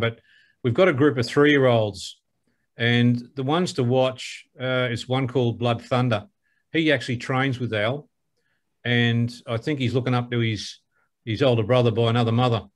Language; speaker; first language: English; native; English